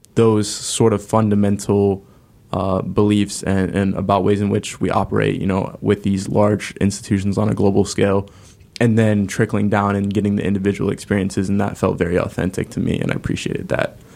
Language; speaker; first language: English; native; English